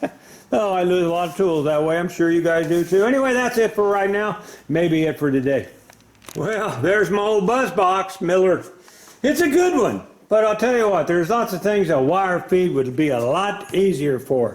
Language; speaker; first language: English; native; English